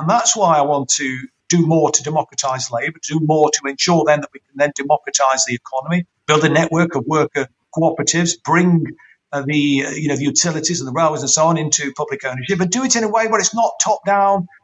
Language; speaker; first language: English; native; English